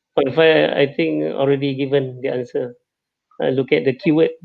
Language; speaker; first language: English; non-native, local second language; Malay